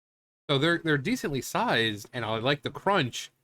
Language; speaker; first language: English; native; English